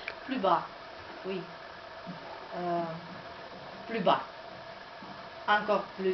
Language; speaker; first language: French; non-native, learner; Czech